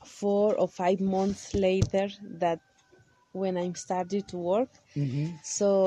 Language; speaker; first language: English; non-native, learner; Kaqchikel